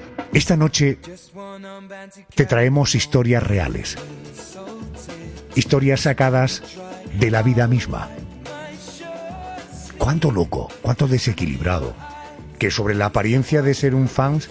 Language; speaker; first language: Spanish; native; Spanish